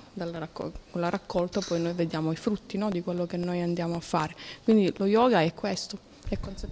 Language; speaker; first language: Italian; native; Italian